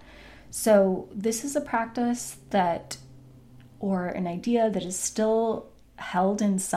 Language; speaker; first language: English; native; English